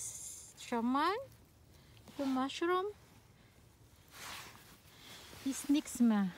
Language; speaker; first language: German; non-native, learner; Filipino